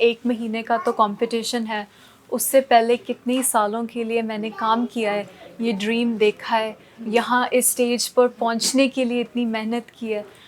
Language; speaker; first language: Hindi; non-native, local second language; Punjabi